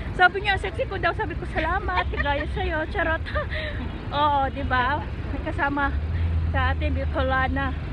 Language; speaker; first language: Filipino; non-native, local second language; Cebuano